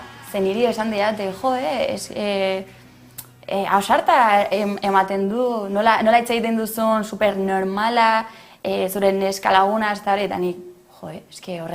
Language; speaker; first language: Basque; non-native, local second language; Spanish